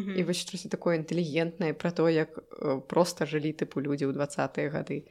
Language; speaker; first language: Belarusian; non-native, local second language; Russian